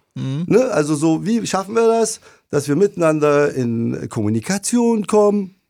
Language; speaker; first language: German; early bilingual, other home language; Turkish